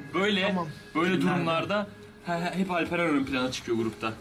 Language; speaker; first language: Turkish; native; Turkish